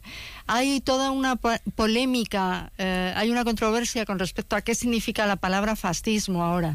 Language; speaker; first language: Spanish; native; Spanish